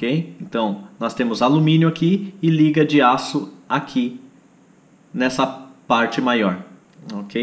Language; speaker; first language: Portuguese; native; Portuguese